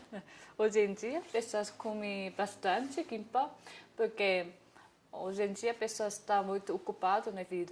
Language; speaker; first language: Portuguese; non-native, learner; Korean